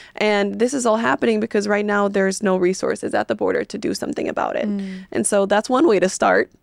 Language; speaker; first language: English; early bilingual, other home language; Spanish